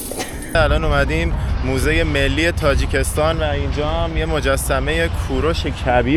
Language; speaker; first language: Persian; native; Persian